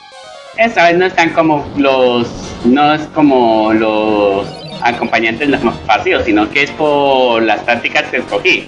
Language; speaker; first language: Spanish; native; Spanish